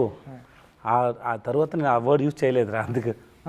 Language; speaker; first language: Telugu; non-native, learner; Tamil